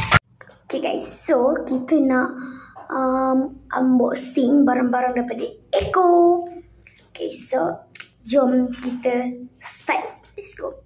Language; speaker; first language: Malay; native; Malay